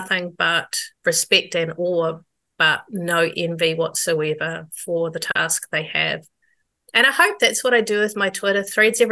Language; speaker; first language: English; native; English